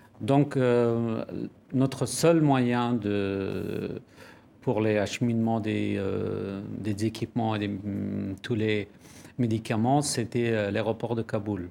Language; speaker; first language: French; non-native, fluent; Persian